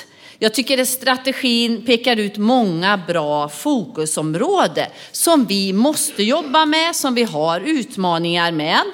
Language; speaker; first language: Swedish; native; Swedish